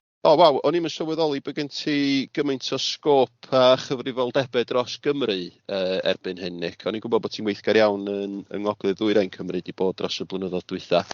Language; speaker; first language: Welsh; native; Welsh